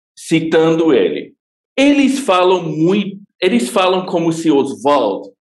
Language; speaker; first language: Portuguese; non-native, fluent; English